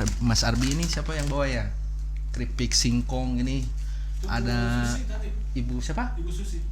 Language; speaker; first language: Indonesian; native; Indonesian